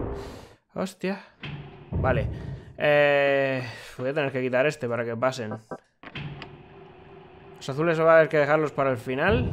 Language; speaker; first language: Spanish; native; Spanish